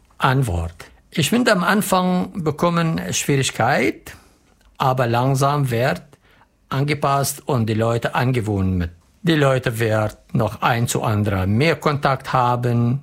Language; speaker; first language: German; non-native, learner; Arabic